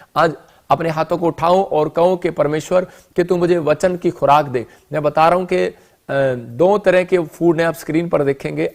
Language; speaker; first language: Hindi; non-native, local second language; Punjabi